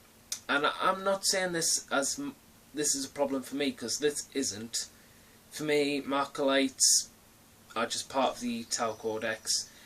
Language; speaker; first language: English; native; English